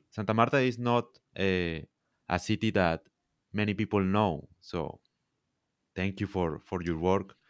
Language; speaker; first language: English; non-native, learner; Spanish